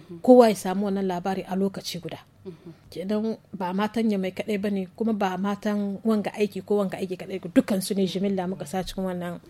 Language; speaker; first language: Hausa; native; Hausa